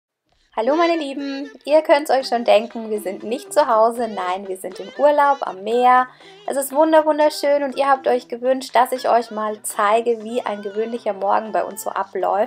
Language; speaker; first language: German; native; German